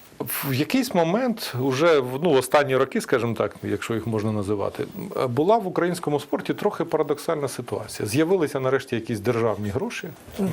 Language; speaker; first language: Ukrainian; native; Ukrainian